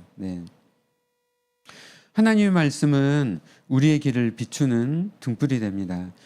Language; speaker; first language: Korean; native; Korean